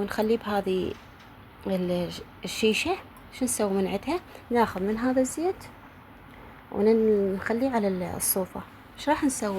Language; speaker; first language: Arabic; native; Arabic